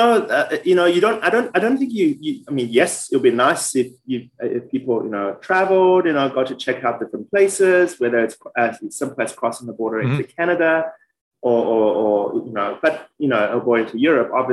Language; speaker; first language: English; early bilingual, other home language; Chinese